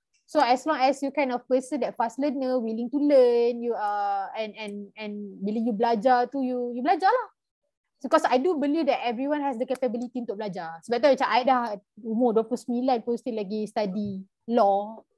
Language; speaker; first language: English; non-native, local second language; Malay